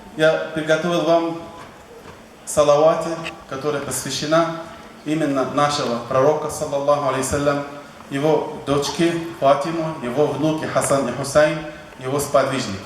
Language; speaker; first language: Russian; non-native, fluent; Arabic